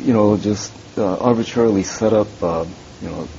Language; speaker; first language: English; early bilingual, other home language; Japanese